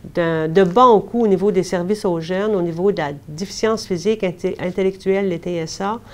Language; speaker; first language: French; native; French